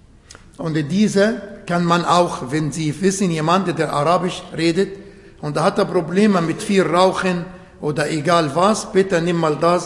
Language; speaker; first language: German; non-native, fluent; Arabic